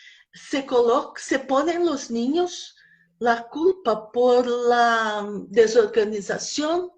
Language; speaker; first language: Spanish; non-native, fluent; Portuguese